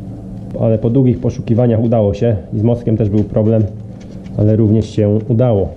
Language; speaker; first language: Polish; native; Polish